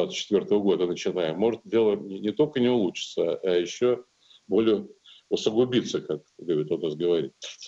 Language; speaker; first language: Russian; native; Russian